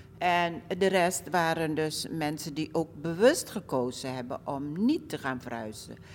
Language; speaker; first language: Dutch; early bilingual, other home language; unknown